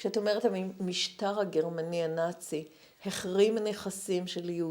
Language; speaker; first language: Hebrew; native; Hebrew